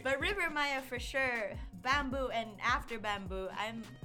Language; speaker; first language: English; non-native, local second language; Filipino